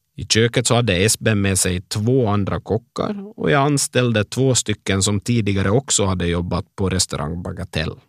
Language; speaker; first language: Swedish; native; Swedish